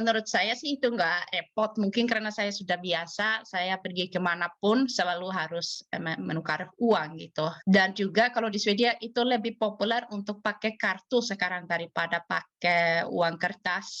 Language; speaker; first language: Indonesian; non-native, fluent; Swedish